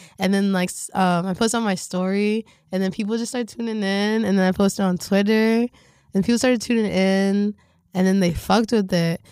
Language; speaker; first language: English; native; English